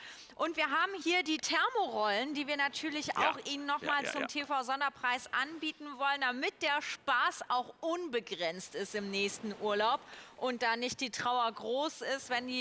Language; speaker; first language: German; native; German